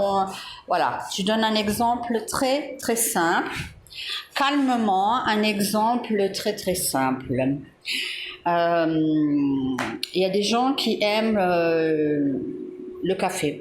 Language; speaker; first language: French; native; French